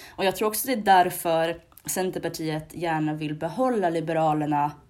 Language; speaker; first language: Swedish; early bilingual, other home language; Hungarian